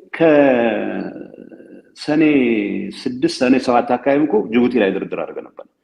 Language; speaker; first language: Amharic; non-native, local second language; Tigrinya